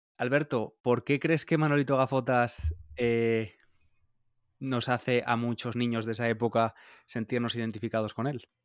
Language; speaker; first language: Spanish; native; Spanish